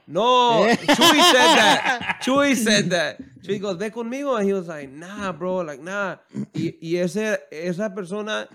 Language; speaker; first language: English; early bilingual, other home language; Spanish